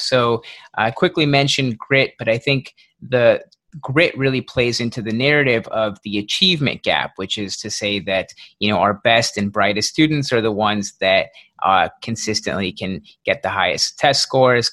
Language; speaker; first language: English; native; English